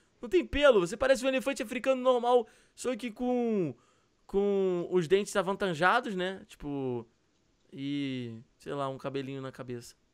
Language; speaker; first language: Portuguese; native; Portuguese